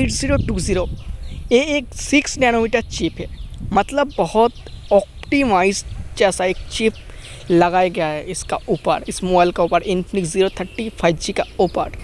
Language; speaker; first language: Hindi; non-native, local second language; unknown